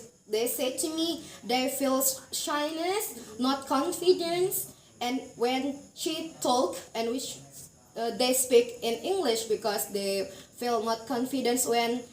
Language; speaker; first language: English; non-native, learner; Indonesian